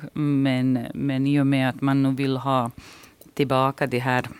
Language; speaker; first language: Swedish; non-native, fluent; Bosnian